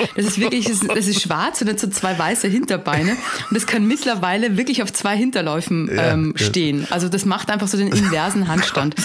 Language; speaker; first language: German; native; German